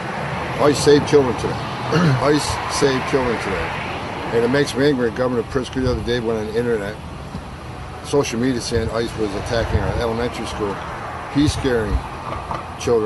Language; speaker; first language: English; native; English